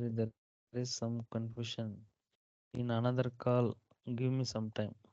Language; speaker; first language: English; non-native, local second language; Tamil